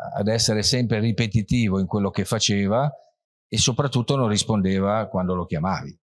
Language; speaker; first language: Italian; native; Italian